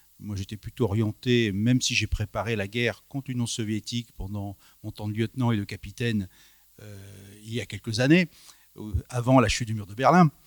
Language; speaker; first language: French; native; French